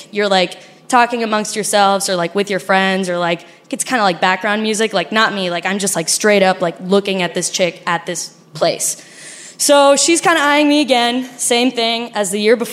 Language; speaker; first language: English; non-native, fluent; Spanish